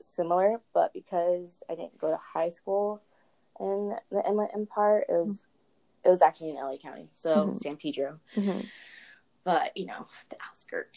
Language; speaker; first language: English; native; English